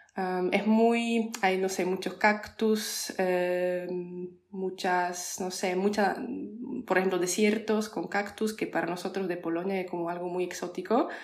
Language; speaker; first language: Spanish; non-native, fluent; Polish